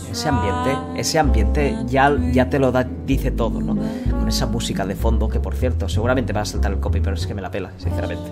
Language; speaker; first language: Spanish; native; Spanish